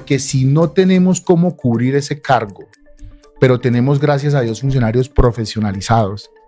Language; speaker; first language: Spanish; native; Spanish